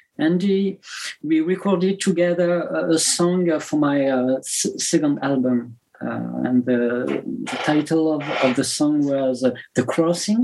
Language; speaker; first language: English; non-native, learner; French